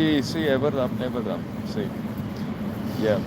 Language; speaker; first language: Spanish; non-native, fluent; English